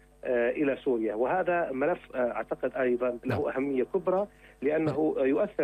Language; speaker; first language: Arabic; native; Arabic